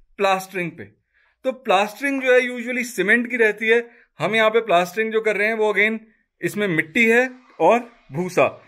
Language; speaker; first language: Hindi; native; Hindi